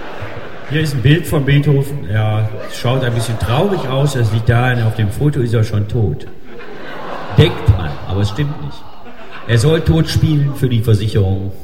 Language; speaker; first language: German; native; German